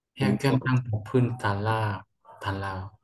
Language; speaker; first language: Korean; non-native, learner; Vietnamese